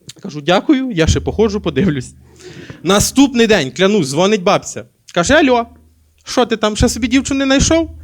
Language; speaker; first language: Ukrainian; native; Ukrainian